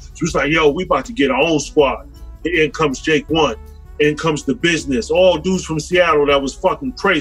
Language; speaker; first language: English; native; English